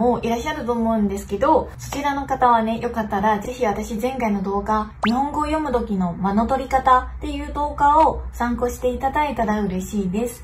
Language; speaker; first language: Japanese; non-native, fluent; Chinese